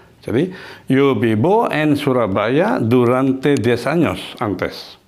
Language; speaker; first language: Spanish; non-native, fluent; Indonesian